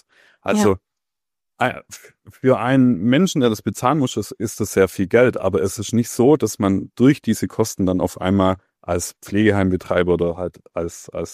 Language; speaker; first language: German; native; German